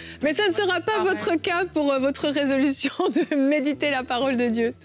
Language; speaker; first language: French; native; French